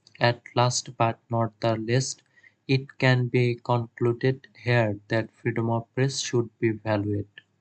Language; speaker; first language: English; non-native, local second language; Bangla